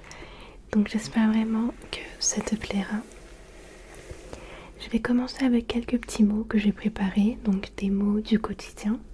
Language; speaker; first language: French; early bilingual, other home language; Turkish